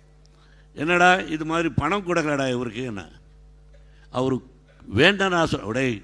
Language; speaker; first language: Tamil; non-native, learner; Telugu